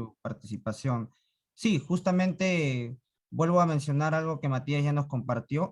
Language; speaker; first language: Spanish; native; Spanish